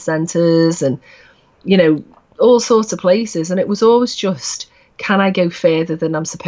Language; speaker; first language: English; native; English